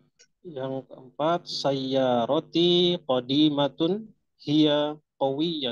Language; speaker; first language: Arabic; non-native, learner; Indonesian